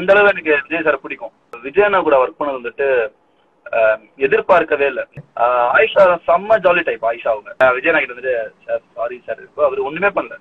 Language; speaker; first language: Tamil; native; Tamil